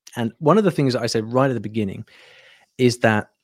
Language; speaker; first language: English; native; English